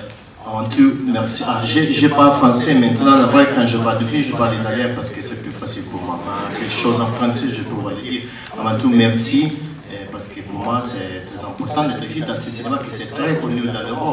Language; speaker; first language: French; non-native, learner; Italian